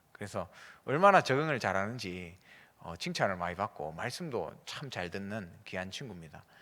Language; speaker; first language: Korean; native; Korean